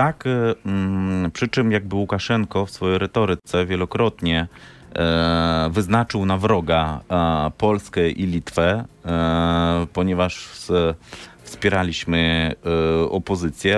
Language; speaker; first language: Polish; non-native, fluent; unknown